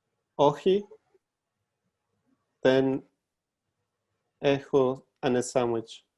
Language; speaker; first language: Greek; non-native, learner; English